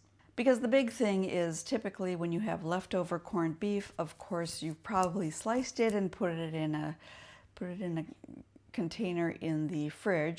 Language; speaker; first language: English; native; English